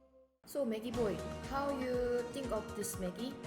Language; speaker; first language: English; non-native, fluent; Korean